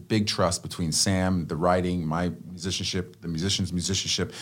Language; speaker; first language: English; native; English